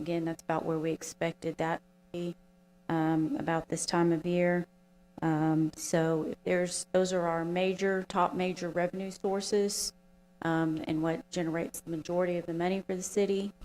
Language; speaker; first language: English; native; English